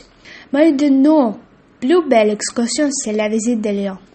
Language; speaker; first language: French; non-native, learner; Russian